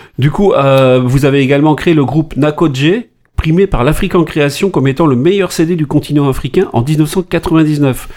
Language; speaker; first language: French; native; French